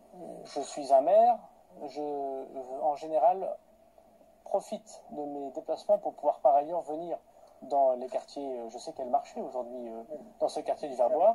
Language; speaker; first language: French; native; French